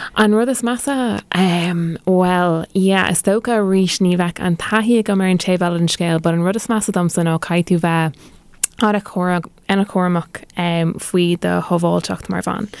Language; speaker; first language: Irish; non-native, local second language; English